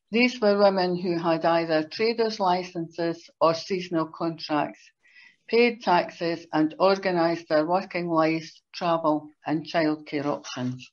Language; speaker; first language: English; native; English